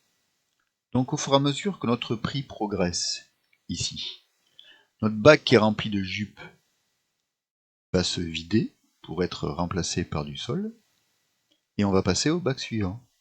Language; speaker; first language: French; native; French